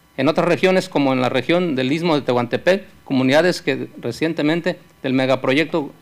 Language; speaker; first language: Spanish; native; Spanish